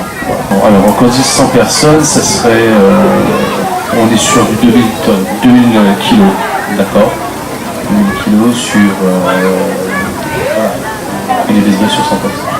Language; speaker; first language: French; native; French